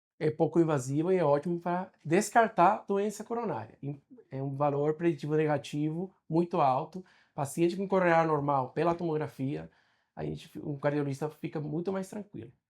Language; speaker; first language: Portuguese; non-native, fluent; Spanish